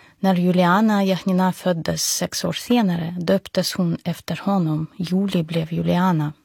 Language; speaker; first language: Swedish; non-native, fluent; Russian